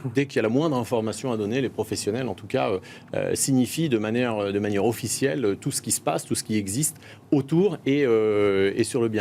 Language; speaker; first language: French; native; French